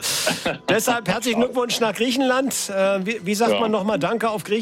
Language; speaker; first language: German; native; German